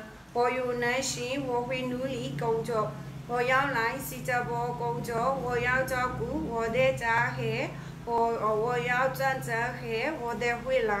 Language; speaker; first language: Chinese; non-native, learner; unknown